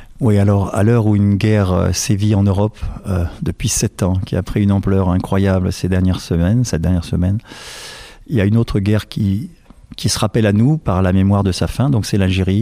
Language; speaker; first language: French; native; French